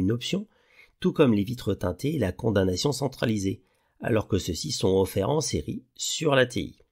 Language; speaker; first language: French; native; French